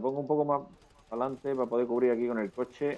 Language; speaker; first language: Spanish; native; Spanish